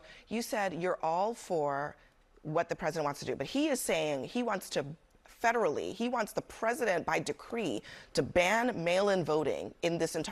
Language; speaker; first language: English; native; English